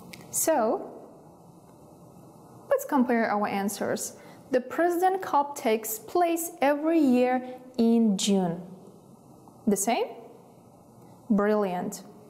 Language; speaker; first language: English; non-native, fluent; Kazakh